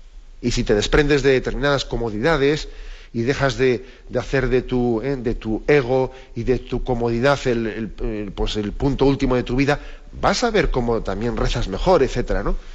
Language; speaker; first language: Spanish; native; Spanish